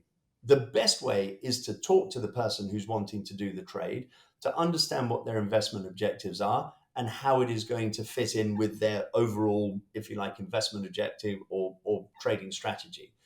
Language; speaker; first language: English; native; English